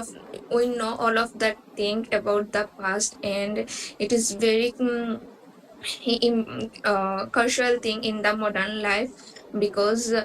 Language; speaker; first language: English; non-native, learner; Bangla